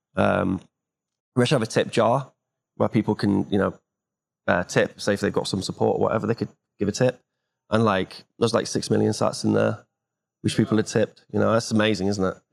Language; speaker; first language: English; native; English